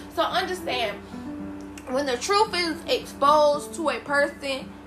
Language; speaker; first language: English; native; English